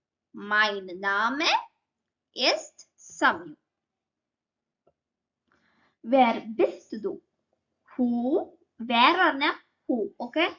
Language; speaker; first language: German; non-native, learner; Malayalam